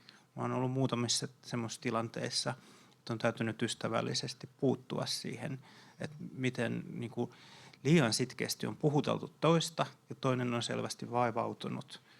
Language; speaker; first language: Finnish; native; Finnish